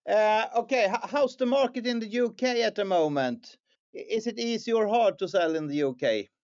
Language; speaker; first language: English; non-native, fluent; Swedish